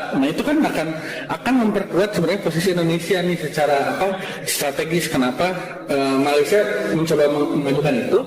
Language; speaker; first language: Indonesian; native; Indonesian